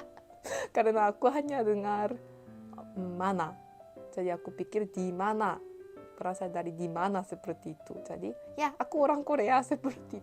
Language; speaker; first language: Indonesian; non-native, learner; Korean